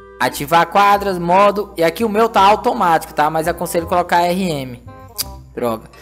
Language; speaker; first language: Portuguese; native; Portuguese